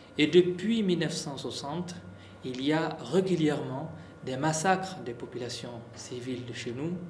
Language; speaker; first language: French; non-native, local second language; Tamasheq